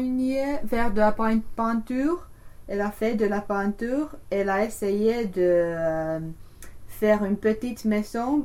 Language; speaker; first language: French; non-native, learner; English